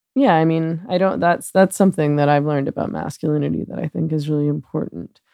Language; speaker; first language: English; native; English